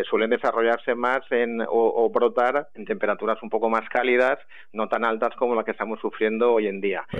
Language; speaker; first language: Spanish; native; Spanish